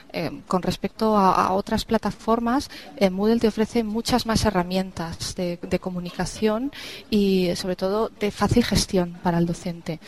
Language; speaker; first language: Spanish; native; Spanish